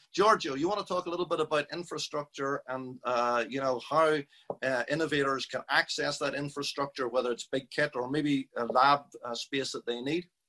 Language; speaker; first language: English; native; English